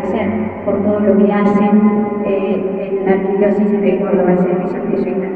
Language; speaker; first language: Spanish; native; Spanish